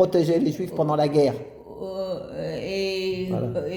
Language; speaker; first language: French; native; French